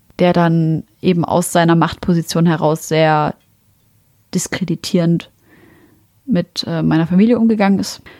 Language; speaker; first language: German; early bilingual, other home language; Arabic